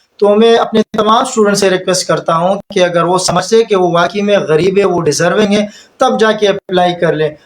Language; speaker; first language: Urdu; non-native, local second language; Pashto